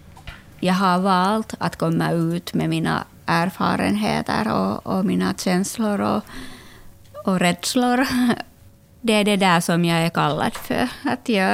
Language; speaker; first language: Swedish; non-native, local second language; Finnish